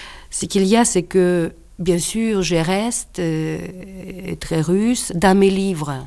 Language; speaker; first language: French; non-native, fluent; Russian